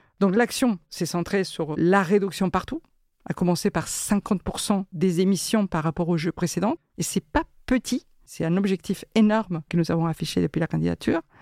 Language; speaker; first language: French; non-native, fluent; Spanish